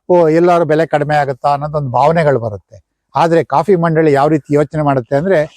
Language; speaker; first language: Kannada; native; Kannada